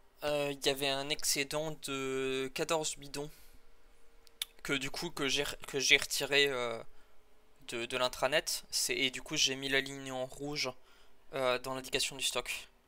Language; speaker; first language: French; native; French